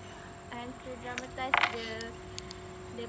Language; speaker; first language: English; non-native, fluent; Malay